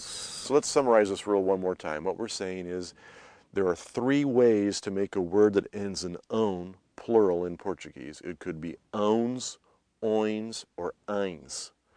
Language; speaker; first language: English; native; English